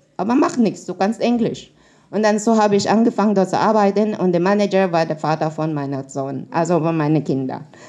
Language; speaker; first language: German; non-native, learner; Filipino